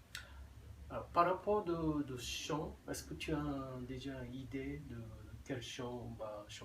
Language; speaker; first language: French; non-native, fluent; Japanese